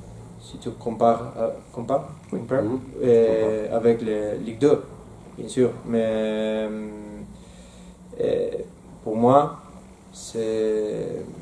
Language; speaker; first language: French; non-native, learner; Spanish